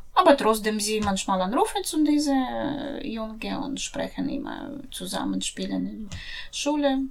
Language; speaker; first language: German; non-native, learner; Russian